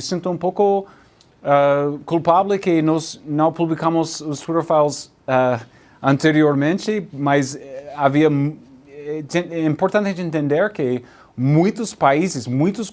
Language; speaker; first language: Portuguese; non-native, learner; English